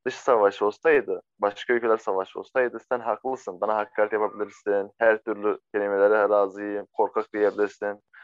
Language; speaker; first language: Turkish; non-native, fluent; Arabic